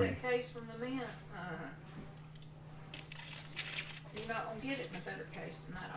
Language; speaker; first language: English; native; English